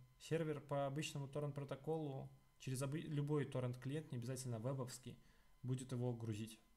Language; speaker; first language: Russian; native; Russian